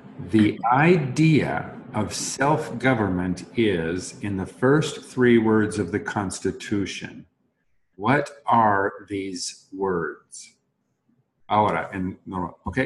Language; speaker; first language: English; native; English